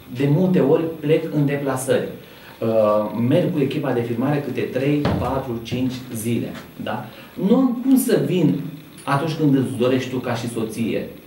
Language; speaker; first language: Romanian; native; Romanian